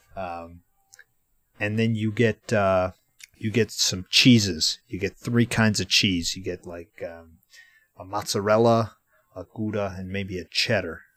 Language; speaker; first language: English; native; English